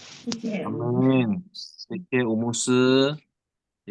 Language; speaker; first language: Chinese; non-native, learner; Indonesian